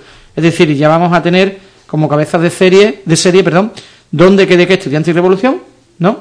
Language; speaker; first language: Spanish; native; Spanish